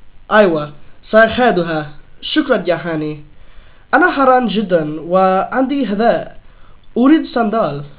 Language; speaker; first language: Arabic; non-native, learner; English